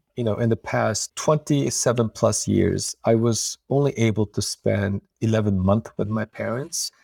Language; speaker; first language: English; non-native, fluent; Uyghur